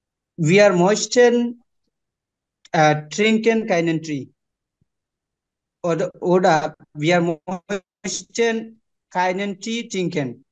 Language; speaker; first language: German; non-native, learner; Bangla